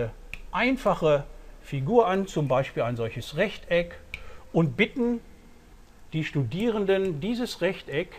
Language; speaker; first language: German; native; German